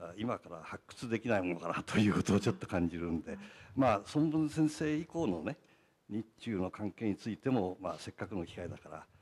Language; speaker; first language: Japanese; native; Japanese